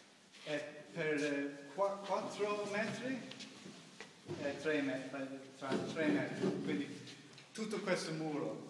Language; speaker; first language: Italian; non-native, learner; English